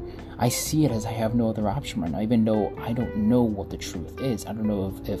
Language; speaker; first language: English; non-native, fluent; Spanish